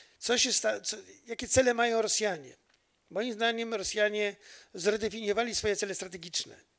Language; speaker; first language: Polish; native; Polish